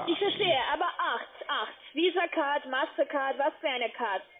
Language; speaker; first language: German; non-native, learner; Russian